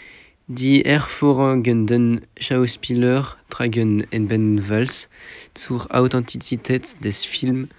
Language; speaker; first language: German; non-native, fluent; French